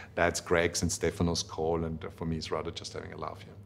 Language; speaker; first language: English; non-native, fluent; German